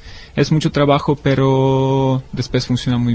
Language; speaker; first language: Spanish; non-native, learner; Czech